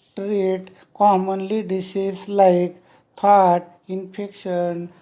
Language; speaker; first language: English; non-native, local second language; Marathi